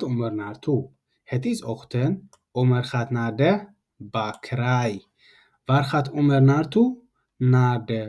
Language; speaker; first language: Dutch; non-native, learner; Tigrinya